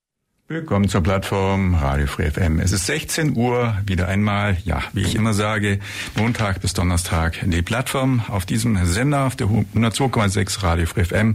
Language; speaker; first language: German; native; German